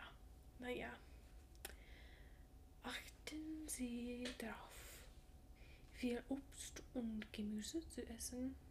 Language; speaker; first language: German; non-native, learner; English